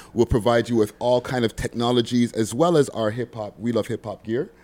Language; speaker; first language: English; native; English